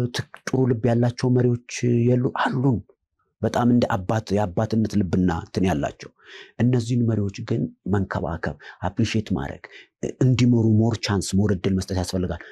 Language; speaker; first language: Amharic; native; Amharic